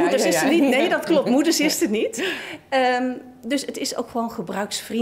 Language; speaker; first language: Dutch; native; Dutch